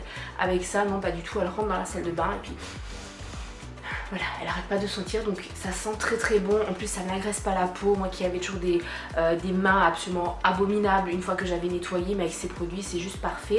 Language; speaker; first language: French; native; French